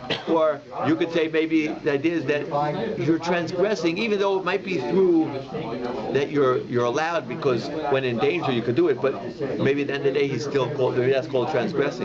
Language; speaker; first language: English; native; English